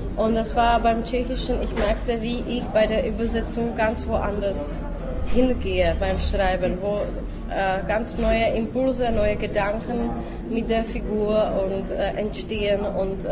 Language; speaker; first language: German; non-native, fluent; Czech